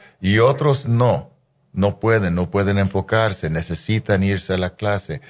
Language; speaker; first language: Spanish; non-native, fluent; English